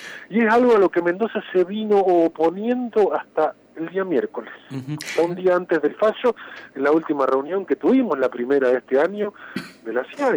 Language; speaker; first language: Spanish; native; Spanish